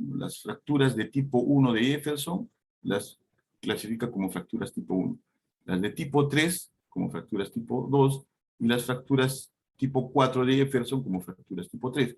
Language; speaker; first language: Spanish; native; Spanish